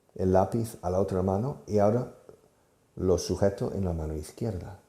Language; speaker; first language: Spanish; non-native, fluent; English